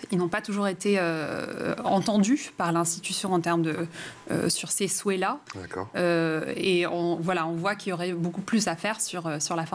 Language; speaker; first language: French; native; French